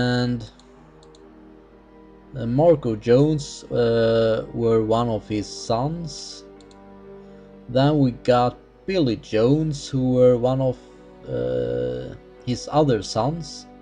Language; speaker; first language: English; non-native, fluent; Swedish